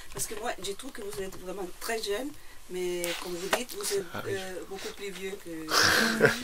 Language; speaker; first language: French; non-native, fluent; Spanish